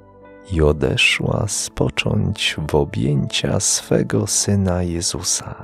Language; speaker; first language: Polish; native; Polish